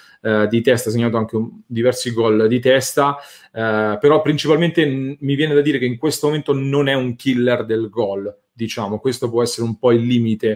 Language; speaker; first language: Italian; native; Italian